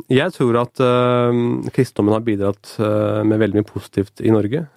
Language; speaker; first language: Norwegian; early bilingual, other home language; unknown